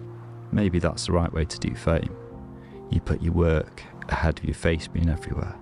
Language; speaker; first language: English; native; English